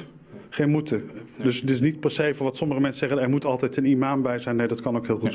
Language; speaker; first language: Dutch; native; Dutch